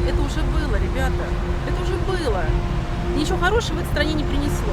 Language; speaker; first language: Russian; native; Russian